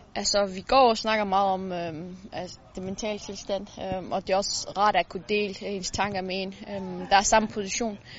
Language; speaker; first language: Danish; early bilingual, other home language; Persian